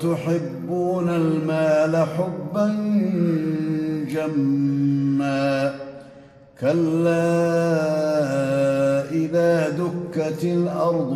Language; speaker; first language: Arabic; native; Arabic